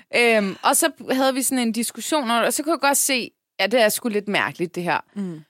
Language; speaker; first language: Danish; early bilingual, other home language; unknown